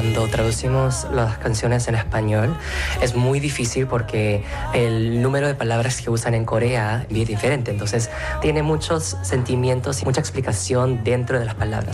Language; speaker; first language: Spanish; non-native, fluent; Korean